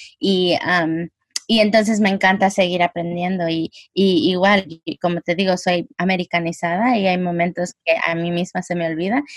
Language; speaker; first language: Spanish; early bilingual, heritage; Spanish